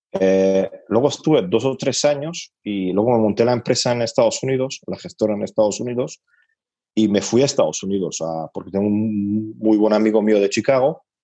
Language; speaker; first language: Spanish; non-native, fluent; Hungarian